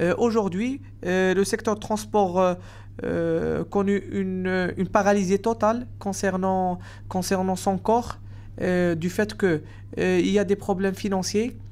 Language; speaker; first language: French; non-native, local second language; Arabic